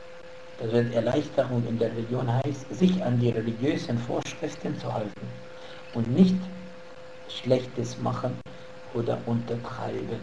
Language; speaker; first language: German; non-native, fluent; Arabic